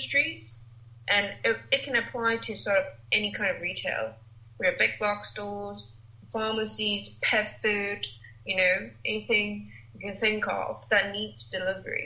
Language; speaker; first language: English; non-native, local second language; Cantonese